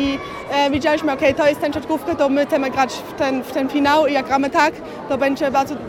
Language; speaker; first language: Polish; early bilingual, heritage; Polish